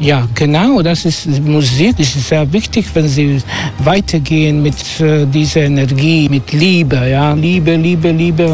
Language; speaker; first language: German; non-native, learner; Croatian